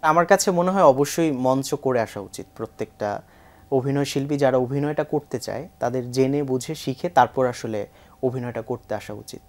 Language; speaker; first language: Bangla; native; Bangla